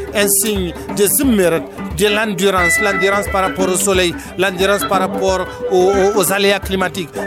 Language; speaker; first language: French; non-native, local second language; Tamasheq